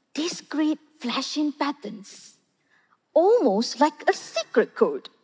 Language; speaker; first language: English; non-native, local second language; Malay